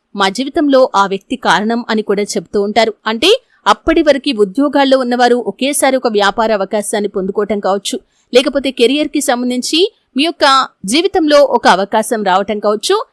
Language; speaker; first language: Telugu; native; Telugu